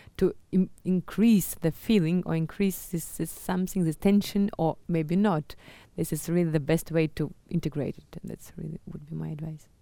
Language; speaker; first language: English; non-native, fluent; Russian